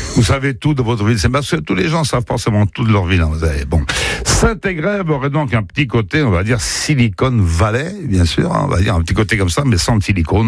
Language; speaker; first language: French; native; French